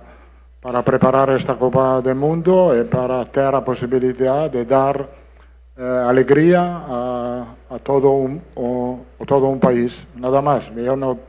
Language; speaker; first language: Portuguese; non-native, learner; Italian